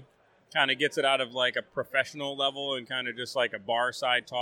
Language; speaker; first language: English; native; English